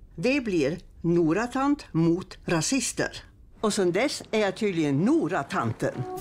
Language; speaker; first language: Swedish; non-native, fluent; German